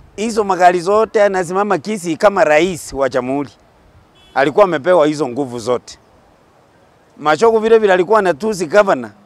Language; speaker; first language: Swahili; non-native, local second language; Gusii